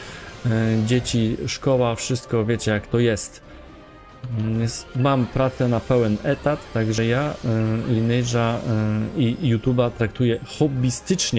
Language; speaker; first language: Polish; native; Polish